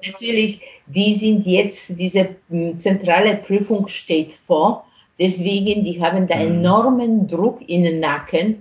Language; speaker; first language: German; non-native, fluent; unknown